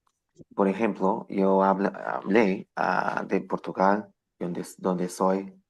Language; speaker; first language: Spanish; non-native, fluent; Portuguese